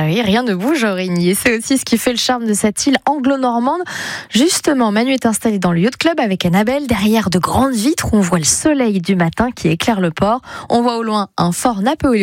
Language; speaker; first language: French; native; French